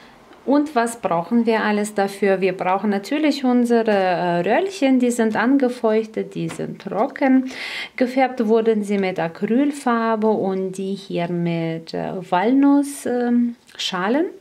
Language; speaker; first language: German; native; German